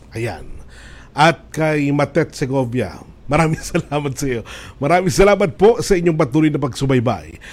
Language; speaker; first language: Filipino; native; Filipino